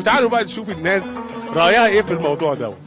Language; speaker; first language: Arabic; native; Arabic